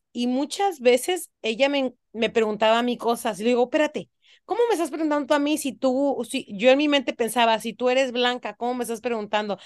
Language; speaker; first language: Spanish; early bilingual, heritage; Spanish